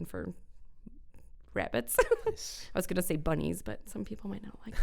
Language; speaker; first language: English; native; English